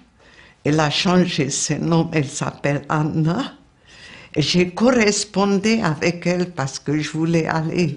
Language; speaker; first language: French; non-native, fluent; Hungarian